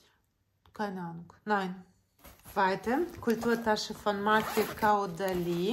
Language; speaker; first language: German; non-native, learner; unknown